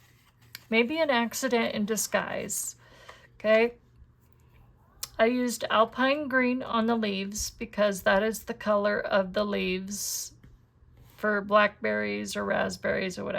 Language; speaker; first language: English; native; English